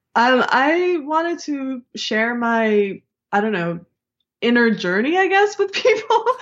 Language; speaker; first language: English; early bilingual, other home language; Hebrew